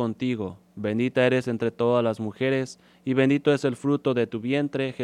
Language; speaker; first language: Spanish; native; Spanish